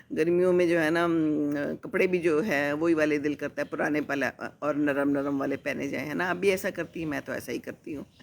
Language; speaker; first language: Urdu; native; Urdu